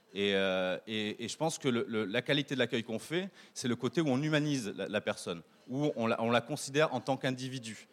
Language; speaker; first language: French; native; French